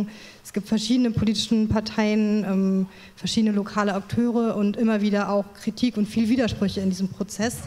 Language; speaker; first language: German; native; German